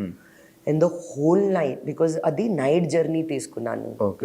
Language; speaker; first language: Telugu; non-native, local second language; Hindi